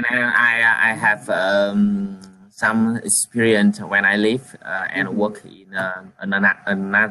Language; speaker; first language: English; non-native, learner; Vietnamese